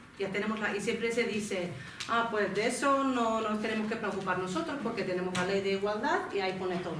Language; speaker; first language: Spanish; non-native, fluent; Finnish